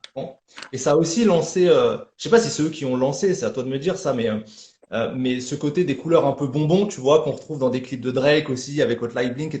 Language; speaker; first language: French; native; French